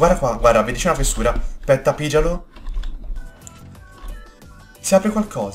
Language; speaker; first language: Italian; native; Italian